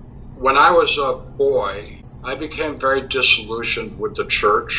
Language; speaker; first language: English; native; English